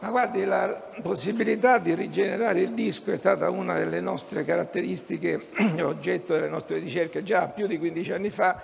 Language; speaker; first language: Italian; native; Italian